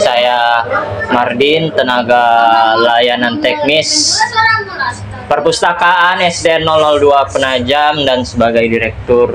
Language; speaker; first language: Indonesian; native; Indonesian